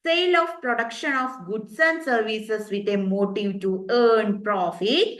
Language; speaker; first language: English; non-native, local second language; Malayalam